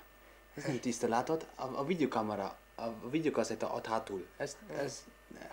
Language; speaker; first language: Hungarian; non-native, learner; German